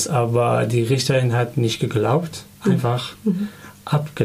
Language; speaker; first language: German; non-native, learner; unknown